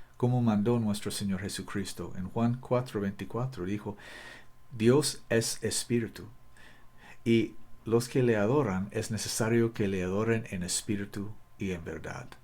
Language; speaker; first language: Spanish; non-native, fluent; English